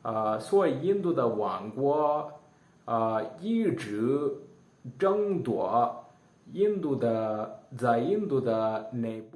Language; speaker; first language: Chinese; non-native, learner; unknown